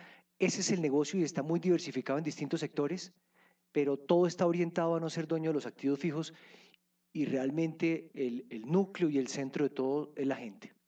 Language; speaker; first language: Spanish; native; Spanish